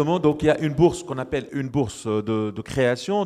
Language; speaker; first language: French; non-native, local second language; Arabic